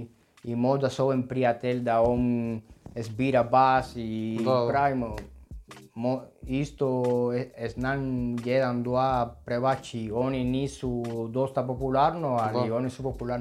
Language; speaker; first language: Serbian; non-native, learner; Spanish